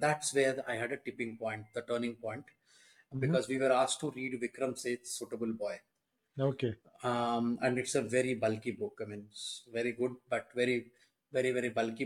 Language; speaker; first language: English; non-native, local second language; Telugu